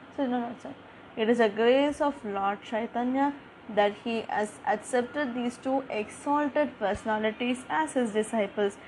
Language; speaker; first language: English; non-native, local second language; Tamil